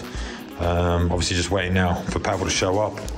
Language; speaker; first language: English; native; English